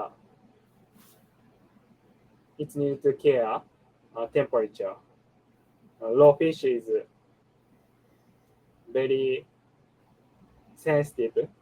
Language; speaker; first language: English; non-native, learner; Japanese